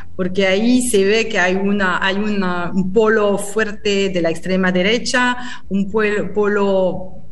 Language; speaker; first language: Spanish; non-native, fluent; French